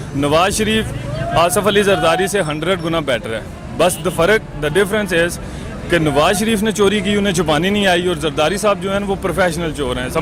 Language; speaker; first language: Urdu; non-native, local second language; Pahari-Potwari